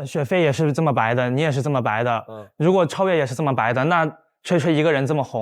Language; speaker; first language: Chinese; native; Chinese